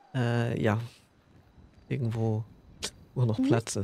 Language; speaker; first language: German; native; German